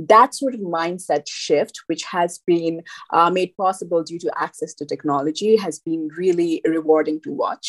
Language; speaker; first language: English; non-native, local second language; Nepali